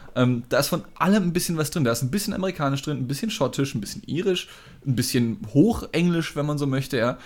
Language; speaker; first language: German; native; German